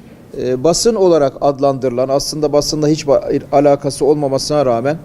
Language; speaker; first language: Turkish; native; Turkish